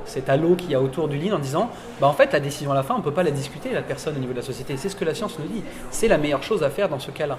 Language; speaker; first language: French; native; French